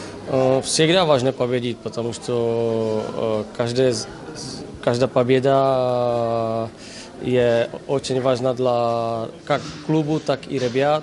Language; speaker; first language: Russian; non-native, learner; Slovak